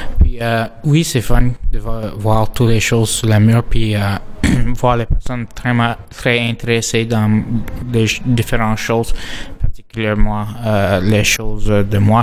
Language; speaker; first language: French; non-native, local second language; English